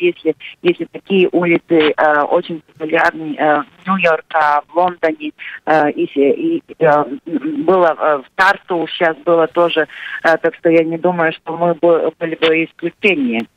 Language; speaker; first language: Russian; non-native, local second language; Latvian